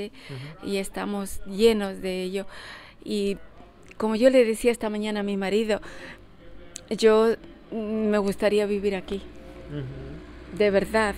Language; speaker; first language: Spanish; early bilingual, heritage; Spanish